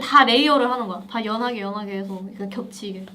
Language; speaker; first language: Korean; native; Korean